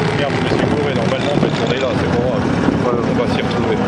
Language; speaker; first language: French; native; French